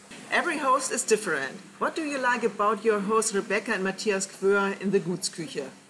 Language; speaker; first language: English; non-native, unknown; German